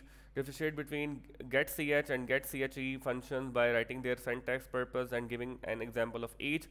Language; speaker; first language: English; non-native, local second language; Urdu